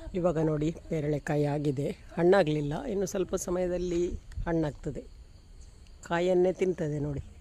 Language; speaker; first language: Kannada; native; Kannada